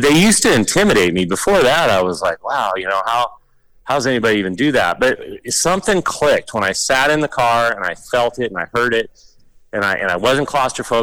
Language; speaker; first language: English; native; English